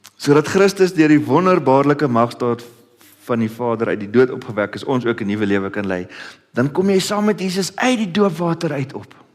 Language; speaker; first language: Afrikaans; early bilingual, other home language; Dutch